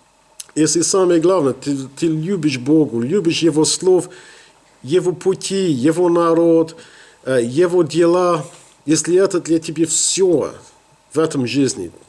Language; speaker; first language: Russian; non-native, learner; English